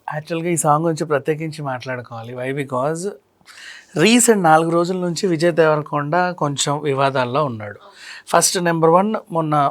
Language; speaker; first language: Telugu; native; Telugu